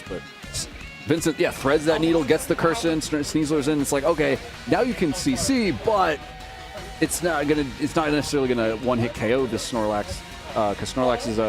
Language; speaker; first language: English; native; English